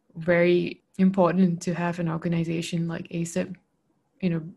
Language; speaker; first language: English; non-native, local second language; Malay